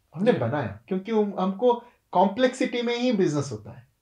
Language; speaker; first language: Hindi; non-native, local second language; Kannada